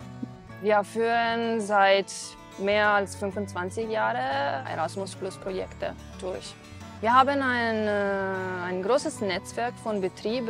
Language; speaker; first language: German; non-native, fluent; Italian